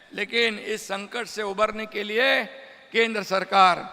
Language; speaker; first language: Hindi; non-native, local second language; Marathi